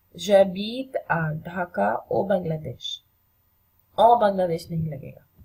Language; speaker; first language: Hindi; native; Hindi